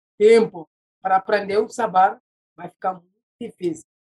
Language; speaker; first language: Portuguese; non-native, fluent; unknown